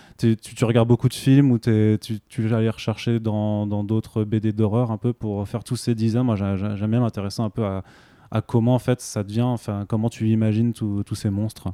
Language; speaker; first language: French; native; French